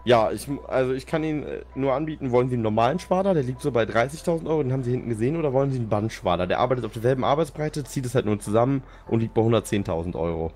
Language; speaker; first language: German; native; German